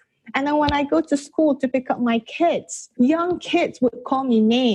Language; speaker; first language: English; non-native, local second language; Malay